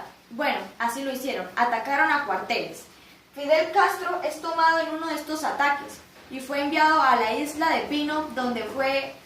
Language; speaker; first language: Spanish; native; Spanish